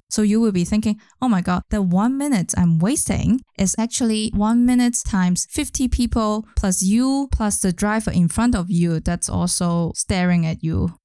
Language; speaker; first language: English; non-native, local second language; Cantonese